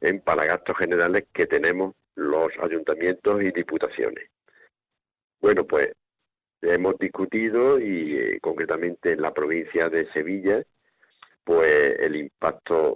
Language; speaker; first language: Spanish; native; Spanish